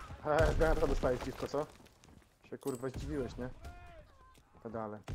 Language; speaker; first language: Polish; native; Polish